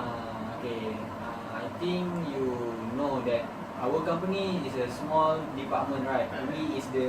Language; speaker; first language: English; non-native, learner; Malay